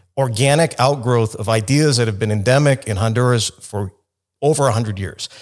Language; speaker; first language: English; native; English